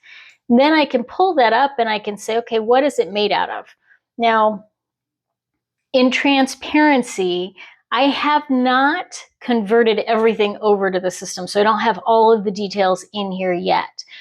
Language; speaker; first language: English; native; English